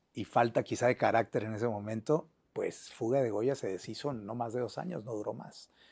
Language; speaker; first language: Spanish; native; Spanish